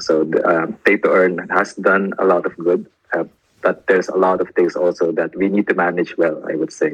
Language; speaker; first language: English; non-native, local second language; Filipino